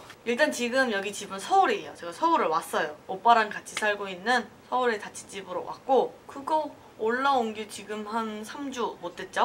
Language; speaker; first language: Korean; native; Korean